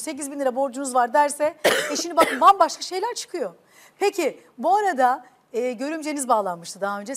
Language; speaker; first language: Turkish; native; Turkish